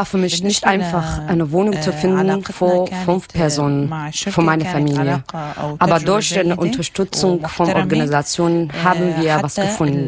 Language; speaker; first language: German; non-native, learner; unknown